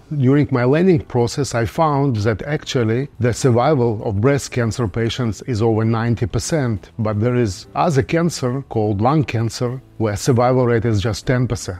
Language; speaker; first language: English; non-native, fluent; Russian